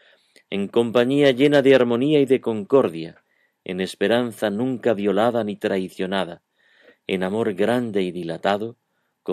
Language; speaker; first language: Spanish; native; Spanish